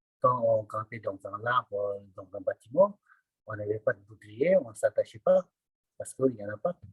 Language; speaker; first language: French; non-native, fluent; Nepali